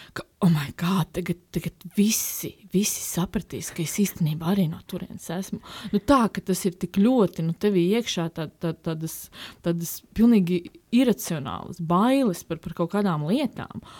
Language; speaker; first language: Latvian; native; Latvian